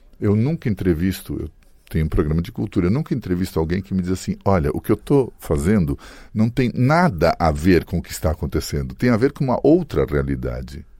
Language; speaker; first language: Portuguese; early bilingual, other home language; Italian